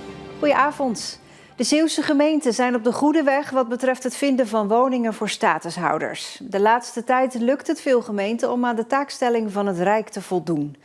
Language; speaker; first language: Dutch; native; Dutch